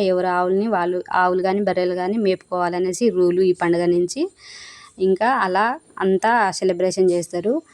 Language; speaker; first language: Telugu; non-native, local second language; Lambadi